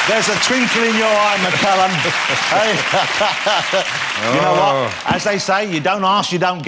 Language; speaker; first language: English; native; English